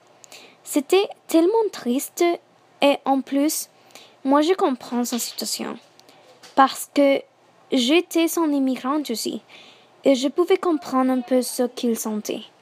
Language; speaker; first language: French; non-native, learner; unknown